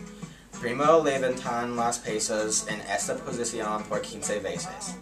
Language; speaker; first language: Spanish; non-native, learner; English